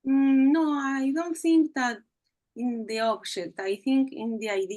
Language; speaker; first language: English; non-native, learner; Spanish